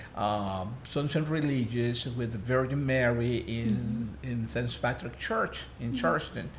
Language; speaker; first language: English; non-native, fluent; Spanish